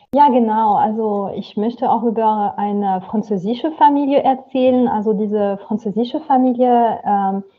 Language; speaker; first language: German; non-native, fluent; French